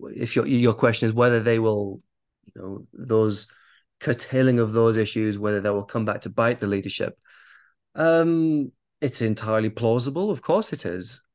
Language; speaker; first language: English; native; English